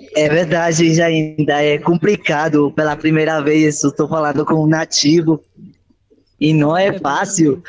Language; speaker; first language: Portuguese; non-native, learner; Spanish